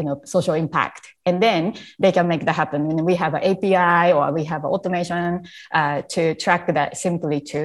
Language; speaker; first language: English; non-native, fluent; Japanese